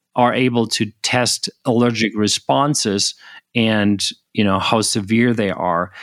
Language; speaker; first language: English; non-native, fluent; German